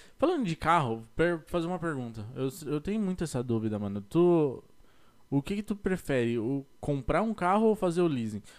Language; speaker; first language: Portuguese; native; Portuguese